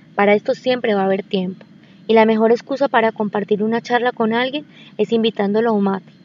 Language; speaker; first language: Spanish; native; Spanish